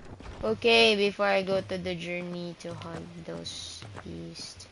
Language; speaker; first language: English; non-native, local second language; Filipino